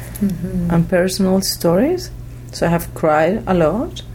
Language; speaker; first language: English; non-native, fluent; Spanish